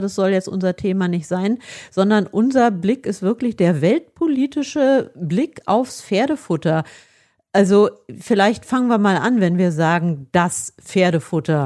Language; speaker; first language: German; native; German